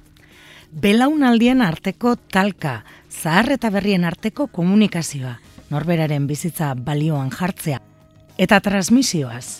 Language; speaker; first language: Basque; native; Basque